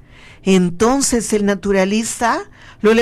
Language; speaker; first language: Spanish; native; Spanish